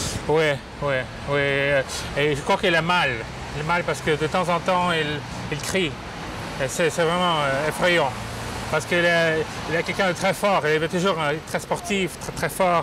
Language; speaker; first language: French; non-native, fluent; Russian